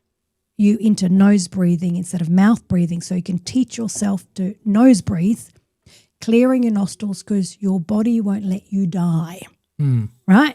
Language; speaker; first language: English; native; English